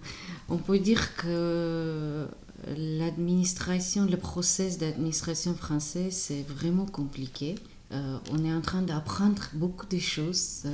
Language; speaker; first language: French; non-native, fluent; Armenian